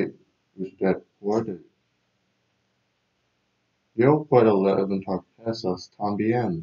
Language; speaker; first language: Spanish; non-native, learner; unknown